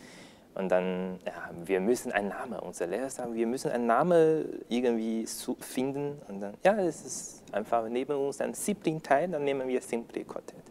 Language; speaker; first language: German; non-native, learner; Chinese